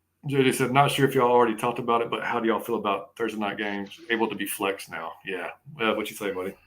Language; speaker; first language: English; native; English